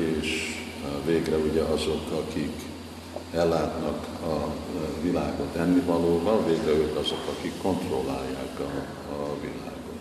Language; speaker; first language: Hungarian; non-native, fluent; English